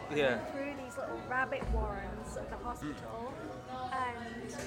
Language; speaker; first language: English; native; English